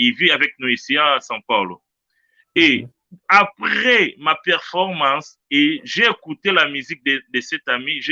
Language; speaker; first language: French; non-native, local second language; Luba-Lulua